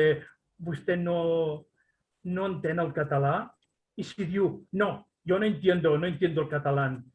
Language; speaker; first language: Catalan; non-native, local second language; Spanish